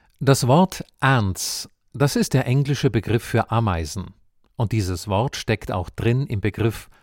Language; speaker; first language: German; native; German